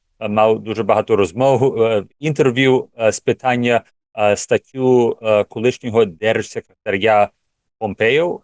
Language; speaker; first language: Ukrainian; early bilingual, heritage; English